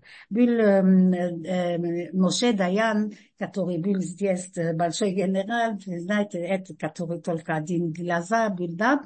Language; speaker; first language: Russian; non-native, fluent; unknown